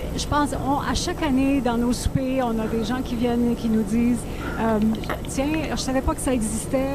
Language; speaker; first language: French; native; French